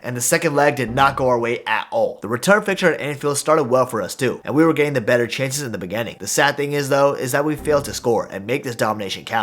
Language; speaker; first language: English; native; English